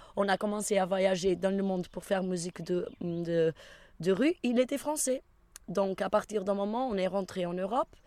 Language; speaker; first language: French; non-native, fluent; Portuguese